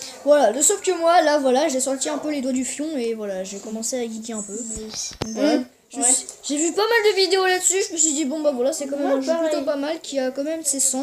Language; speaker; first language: French; native; French